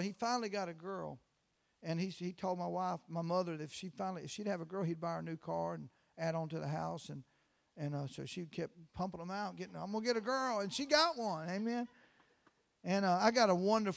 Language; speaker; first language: English; native; English